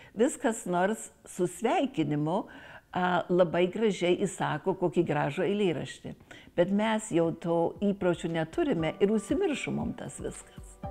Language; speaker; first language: Lithuanian; early bilingual, heritage; Lithuanian